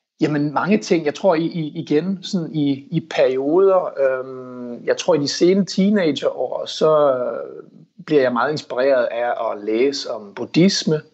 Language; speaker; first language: Danish; early bilingual, heritage; Danish